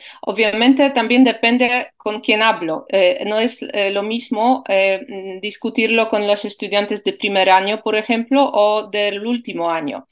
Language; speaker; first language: Spanish; non-native, fluent; Polish